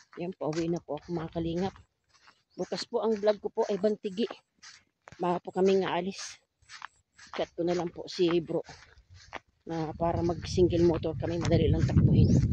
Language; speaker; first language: Filipino; non-native, local second language; Cebuano